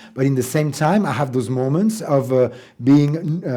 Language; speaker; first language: English; non-native, fluent; French